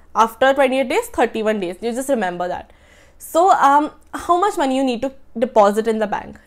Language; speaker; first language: English; non-native, local second language; Marathi